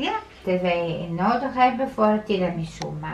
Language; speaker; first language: Dutch; non-native, learner; Italian